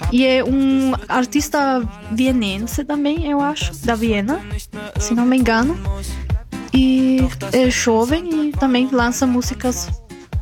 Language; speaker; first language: Portuguese; non-native, fluent; German